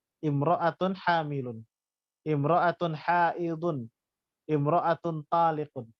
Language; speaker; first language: Arabic; non-native, fluent; Indonesian